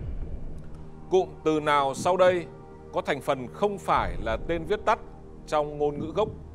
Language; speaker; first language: Vietnamese; native; Vietnamese